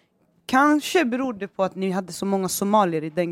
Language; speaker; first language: Swedish; native; Swedish